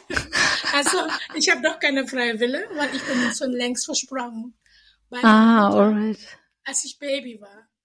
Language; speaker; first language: German; non-native, fluent; Indonesian